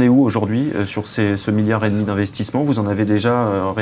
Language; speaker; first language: French; native; French